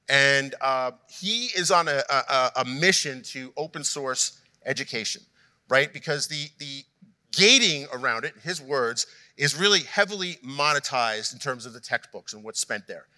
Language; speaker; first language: English; native; English